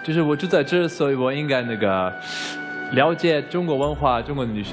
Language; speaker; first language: Chinese; non-native, learner; German